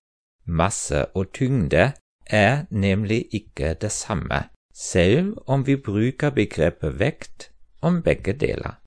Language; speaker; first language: Norwegian; non-native, fluent; German